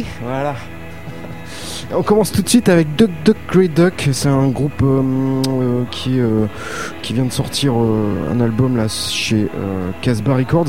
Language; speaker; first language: French; native; French